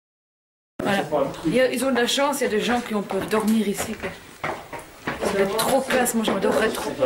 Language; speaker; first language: French; native; French